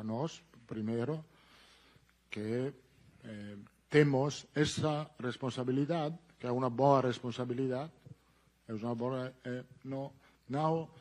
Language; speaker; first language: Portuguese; non-native, learner; Italian